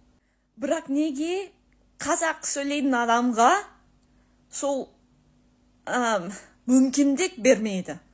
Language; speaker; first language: Kazakh; non-native, learner; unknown